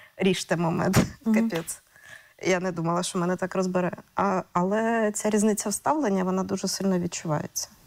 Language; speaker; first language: Ukrainian; native; Ukrainian